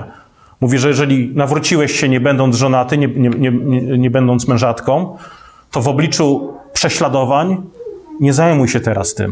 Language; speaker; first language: Polish; native; Polish